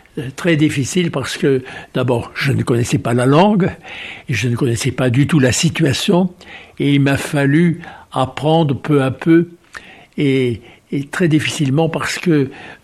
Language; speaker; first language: French; native; French